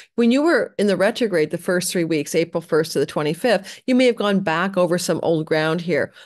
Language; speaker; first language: English; native; English